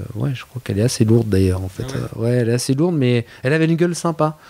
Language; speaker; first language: French; native; French